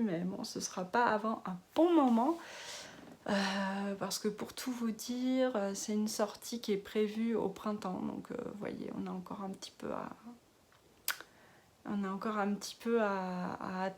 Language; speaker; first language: French; native; French